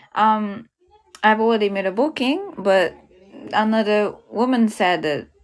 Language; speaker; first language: English; non-native, learner; Japanese